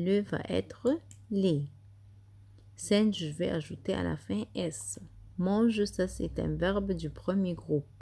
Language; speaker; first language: French; non-native, fluent; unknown